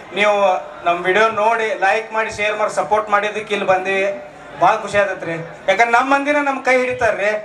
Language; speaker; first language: Kannada; native; Kannada